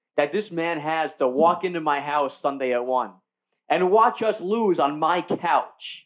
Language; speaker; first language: English; native; English